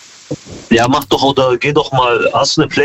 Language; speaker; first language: German; early bilingual, other home language; Kurdish